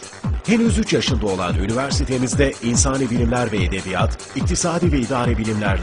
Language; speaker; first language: Turkish; native; Turkish